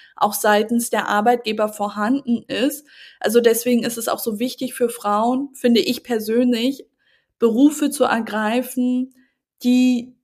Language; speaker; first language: German; native; German